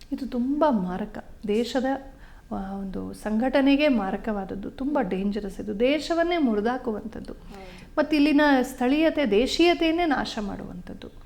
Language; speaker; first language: Kannada; native; Kannada